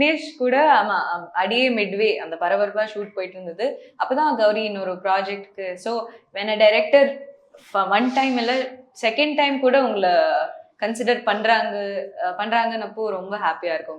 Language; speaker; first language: Tamil; non-native, local second language; Malayalam